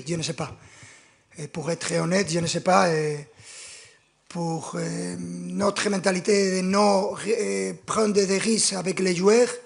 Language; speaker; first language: French; non-native, fluent; Spanish